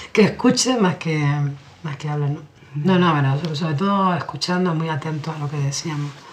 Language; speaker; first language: Spanish; native; Spanish